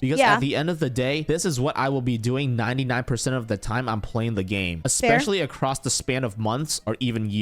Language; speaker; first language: English; native; English